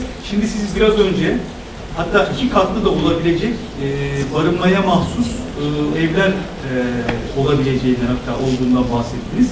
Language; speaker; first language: Turkish; native; Turkish